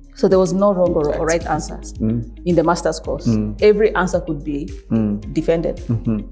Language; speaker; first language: English; non-native, local second language; Nyankole